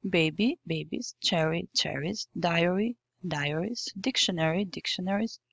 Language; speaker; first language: English; non-native, fluent; Albanian